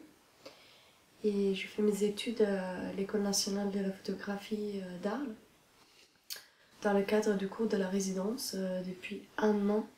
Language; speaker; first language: French; non-native, fluent; Italian